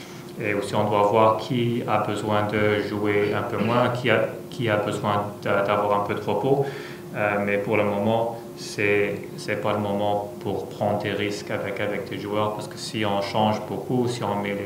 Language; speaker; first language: French; non-native, fluent; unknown